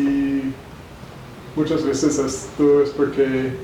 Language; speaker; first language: Spanish; non-native, learner; English